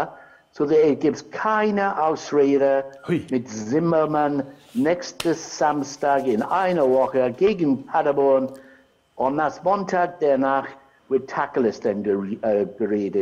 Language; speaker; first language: German; non-native, fluent; English